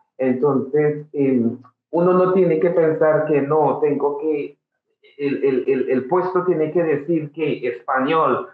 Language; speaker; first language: Spanish; non-native, fluent; English